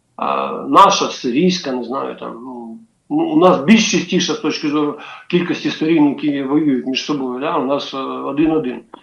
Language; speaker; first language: Ukrainian; native; Ukrainian